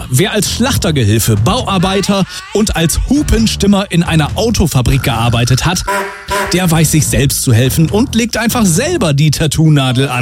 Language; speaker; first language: German; native; German